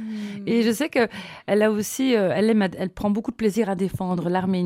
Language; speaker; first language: French; native; French